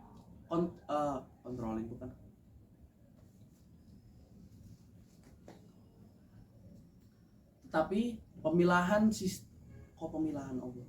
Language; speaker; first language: Indonesian; non-native, local second language; Javanese